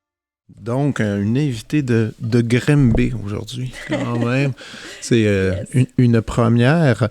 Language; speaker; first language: French; native; French